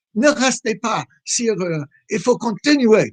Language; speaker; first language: French; non-native, fluent; English